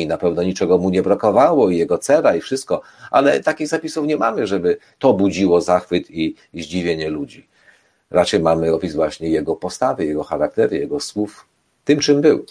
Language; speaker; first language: Polish; native; Polish